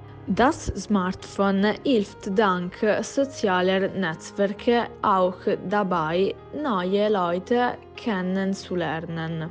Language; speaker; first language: German; non-native, learner; Italian